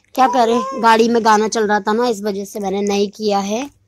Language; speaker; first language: Hindi; native; Hindi